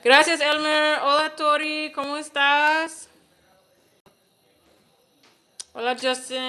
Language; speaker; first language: Spanish; non-native, learner; English